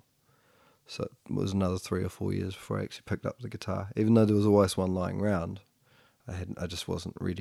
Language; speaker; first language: English; native; English